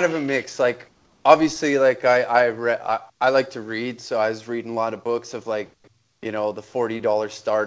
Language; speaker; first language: English; native; English